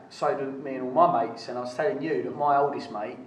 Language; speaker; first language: English; native; English